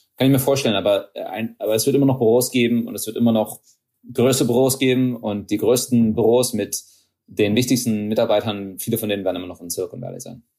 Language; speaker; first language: German; early bilingual, heritage; German